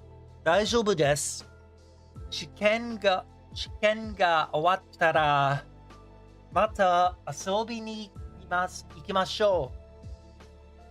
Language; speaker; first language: Japanese; non-native, learner; English